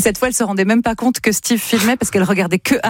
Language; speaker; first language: French; native; French